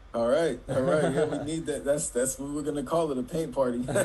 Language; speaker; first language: English; native; English